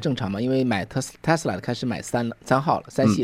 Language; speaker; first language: Chinese; native; Chinese